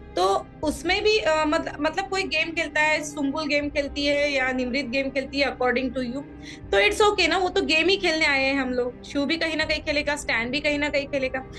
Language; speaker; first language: Hindi; non-native, local second language; Marathi